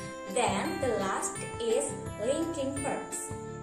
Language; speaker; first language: English; non-native, fluent; Indonesian